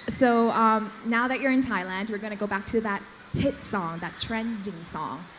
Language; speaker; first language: English; non-native, fluent; Thai